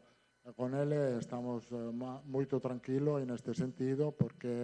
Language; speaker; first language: Portuguese; non-native, fluent; Italian